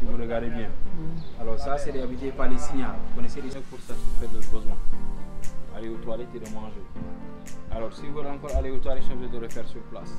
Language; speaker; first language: French; non-native, local second language; Wolof